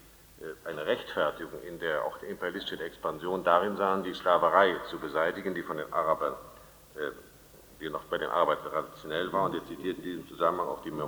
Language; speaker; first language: German; native; German